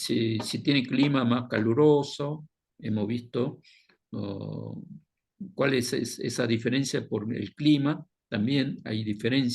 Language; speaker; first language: Spanish; non-native, fluent; Korean